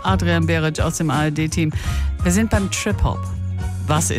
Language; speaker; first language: German; native; German